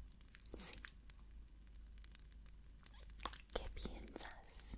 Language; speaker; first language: Spanish; non-native, learner; English